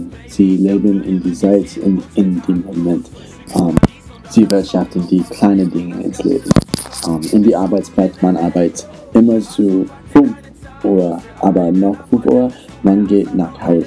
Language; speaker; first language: German; non-native, learner; English